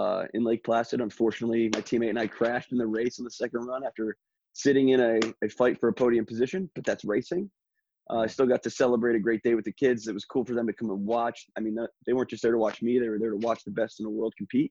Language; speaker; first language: English; native; English